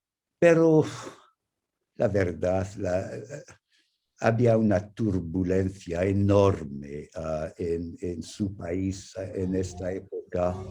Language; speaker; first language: Spanish; non-native, fluent; English